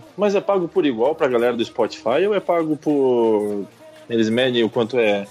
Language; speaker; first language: Portuguese; non-native, fluent; Russian